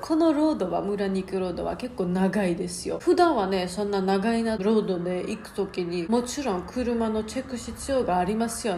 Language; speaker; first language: Japanese; non-native, learner; Georgian